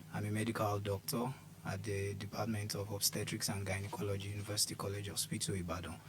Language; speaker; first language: English; non-native, local second language; Yoruba